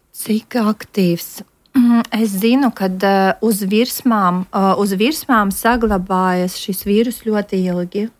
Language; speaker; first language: Latvian; non-native, local second language; Russian